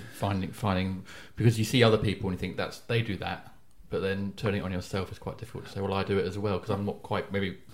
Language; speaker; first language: English; native; English